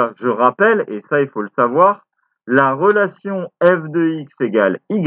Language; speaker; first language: French; native; French